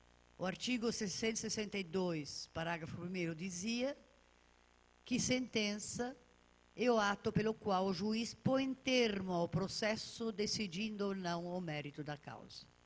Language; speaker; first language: Portuguese; native; Portuguese